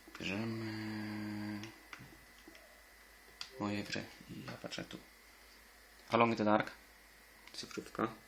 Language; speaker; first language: Polish; native; Polish